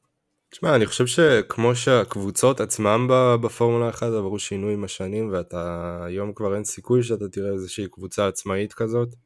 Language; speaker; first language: Hebrew; native; Hebrew